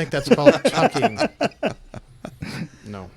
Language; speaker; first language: English; native; English